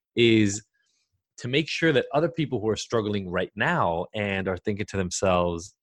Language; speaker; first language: English; early bilingual, other home language; Hebrew